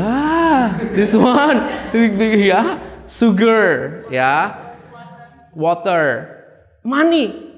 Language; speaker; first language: English; non-native, fluent; Indonesian